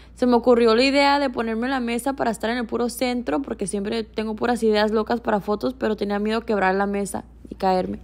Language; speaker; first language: Spanish; early bilingual, heritage; Spanish